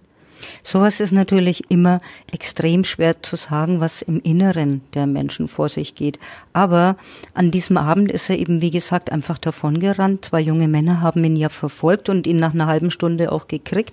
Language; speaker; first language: German; native; German